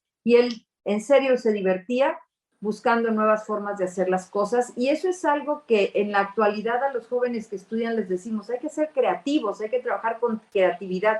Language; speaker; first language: Spanish; native; Spanish